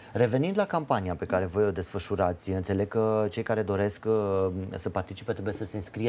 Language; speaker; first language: Romanian; native; Romanian